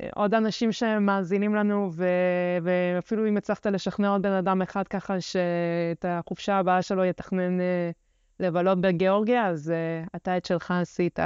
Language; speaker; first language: Hebrew; early bilingual, other home language; Russian